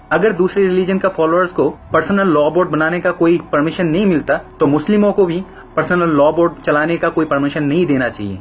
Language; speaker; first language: Hindi; non-native, fluent; Bangla